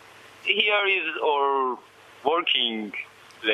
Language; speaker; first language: English; non-native, learner; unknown